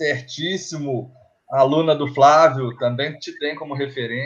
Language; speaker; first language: Portuguese; native; Portuguese